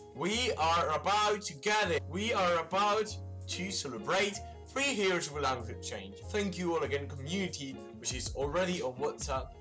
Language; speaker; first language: English; non-native, fluent; Italian